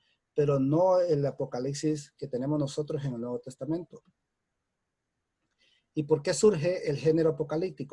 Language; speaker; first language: Spanish; native; Spanish